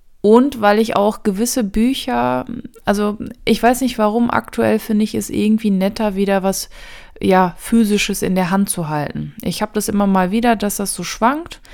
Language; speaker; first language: German; native; German